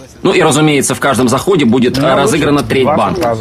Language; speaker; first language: Russian; native; Russian